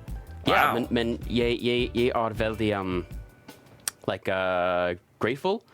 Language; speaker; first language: Norwegian; non-native, learner; English